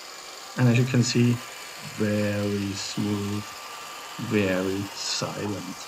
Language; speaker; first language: English; non-native, fluent; German